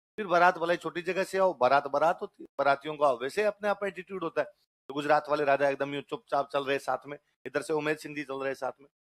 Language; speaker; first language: Hindi; native; Hindi